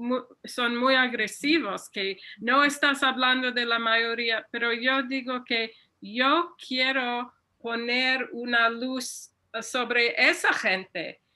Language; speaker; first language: Spanish; non-native, fluent; English